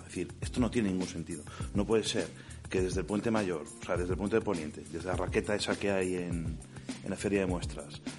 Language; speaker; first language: Spanish; native; Spanish